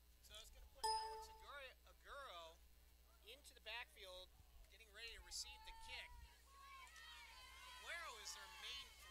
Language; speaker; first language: English; native; English